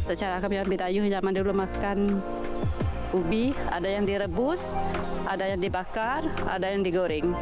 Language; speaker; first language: Malay; non-native, local second language; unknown